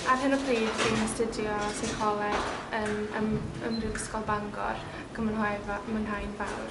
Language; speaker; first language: Welsh; native; Welsh